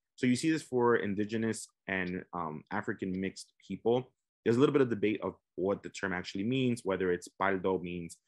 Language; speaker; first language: English; native; English